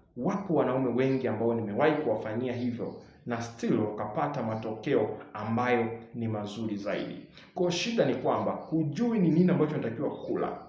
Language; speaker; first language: Swahili; native; Swahili